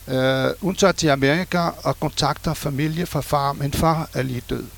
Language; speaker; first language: Danish; non-native, fluent; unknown